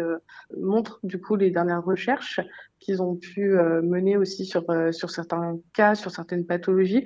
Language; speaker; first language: French; native; French